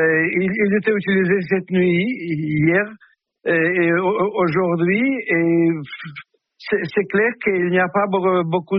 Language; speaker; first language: French; non-native, fluent; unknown